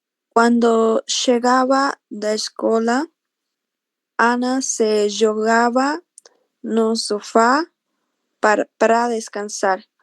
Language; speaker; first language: Portuguese; non-native, learner; Spanish